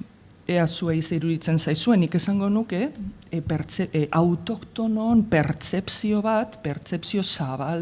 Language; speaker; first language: Basque; non-native, local second language; Spanish